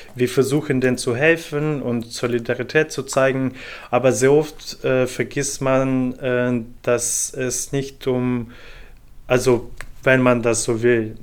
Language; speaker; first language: German; non-native, fluent; Ukrainian